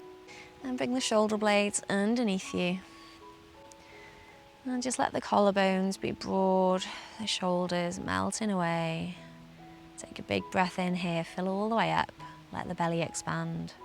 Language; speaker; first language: English; native; English